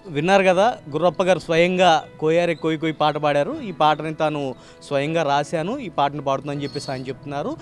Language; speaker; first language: Telugu; native; Telugu